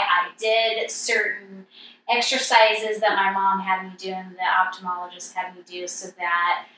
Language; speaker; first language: English; native; English